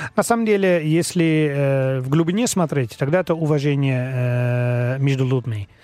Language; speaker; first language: Russian; non-native, learner; Dutch